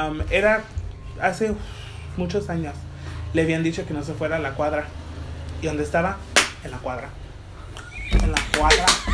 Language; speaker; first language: Spanish; early bilingual, heritage; Spanish